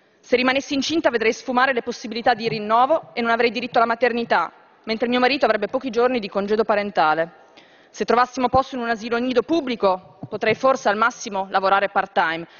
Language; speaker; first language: Italian; native; Italian